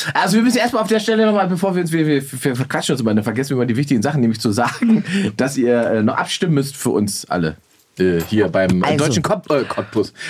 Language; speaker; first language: German; native; German